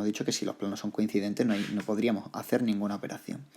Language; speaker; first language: Spanish; native; Spanish